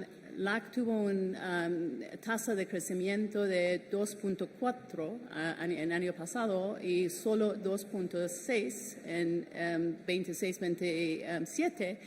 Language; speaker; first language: Spanish; non-native, fluent; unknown